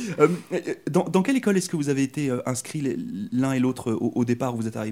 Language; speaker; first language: French; native; French